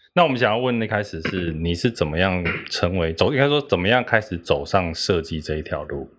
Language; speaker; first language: Chinese; native; Chinese